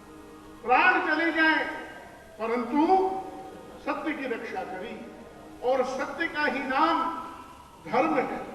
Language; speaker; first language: Hindi; native; Hindi